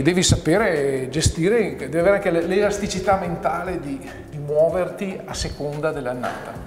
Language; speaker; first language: Italian; native; Italian